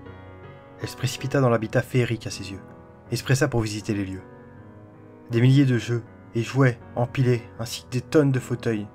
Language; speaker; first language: French; native; French